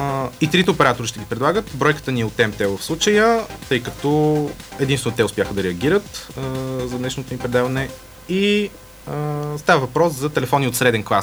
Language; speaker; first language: Bulgarian; native; Bulgarian